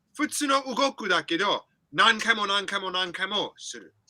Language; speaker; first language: Japanese; non-native, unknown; English